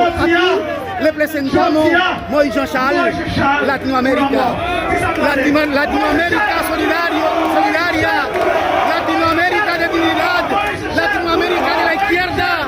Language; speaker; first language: Spanish; non-native, fluent; Haitian Creole